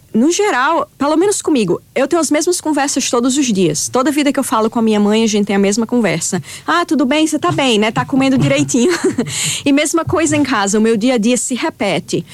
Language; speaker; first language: Portuguese; native; Portuguese